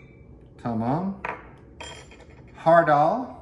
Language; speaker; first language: Turkish; non-native, learner; English